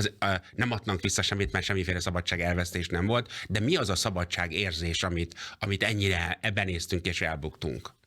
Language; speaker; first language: Hungarian; native; Hungarian